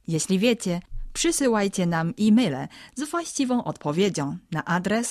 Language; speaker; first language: Polish; non-native, fluent; Chinese